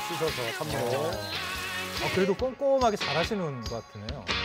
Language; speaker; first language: Korean; native; Korean